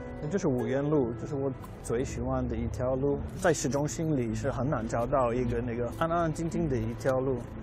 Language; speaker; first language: Chinese; non-native, fluent; English